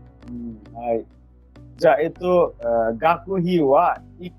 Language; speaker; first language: Japanese; non-native, fluent; Bangla